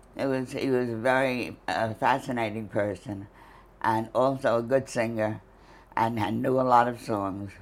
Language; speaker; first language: English; native; English